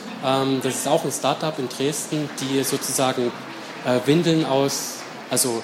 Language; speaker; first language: German; native; German